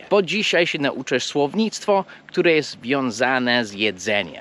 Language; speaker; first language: Polish; non-native, fluent; English